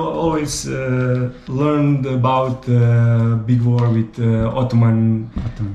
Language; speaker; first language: English; non-native, fluent; Serbian